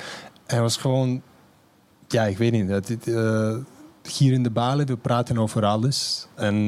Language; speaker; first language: Dutch; non-native, fluent; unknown